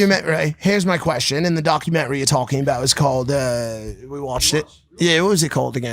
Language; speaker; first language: English; native; English